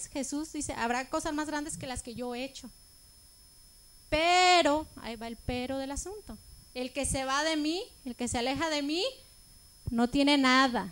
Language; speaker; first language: Spanish; native; Spanish